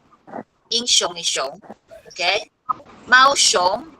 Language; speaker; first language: English; non-native, local second language; Filipino